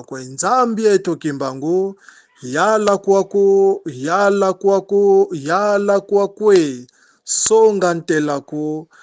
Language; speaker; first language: Lingala; non-native, local second language; Kongo